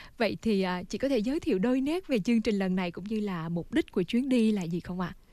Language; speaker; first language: Vietnamese; native; Vietnamese